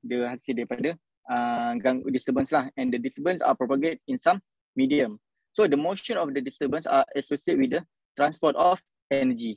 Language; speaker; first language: English; non-native, local second language; Malay